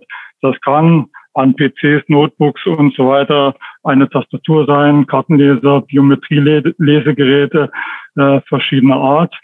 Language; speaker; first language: German; native; German